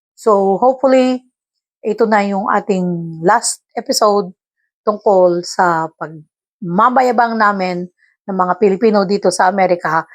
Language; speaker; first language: Filipino; non-native, local second language; Iloko